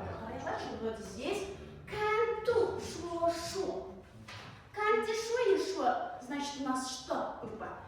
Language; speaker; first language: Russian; non-native, local second language; Kyrgyz